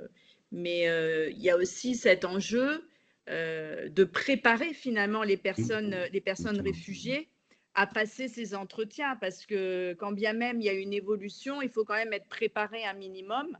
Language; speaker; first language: French; native; French